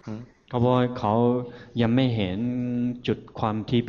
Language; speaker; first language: Thai; non-native, fluent; Chinese